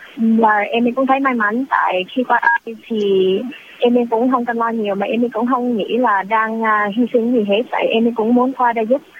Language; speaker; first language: Vietnamese; early bilingual, heritage; Vietnamese